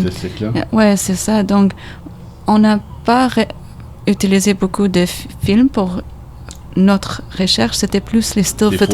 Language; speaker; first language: French; non-native, learner; English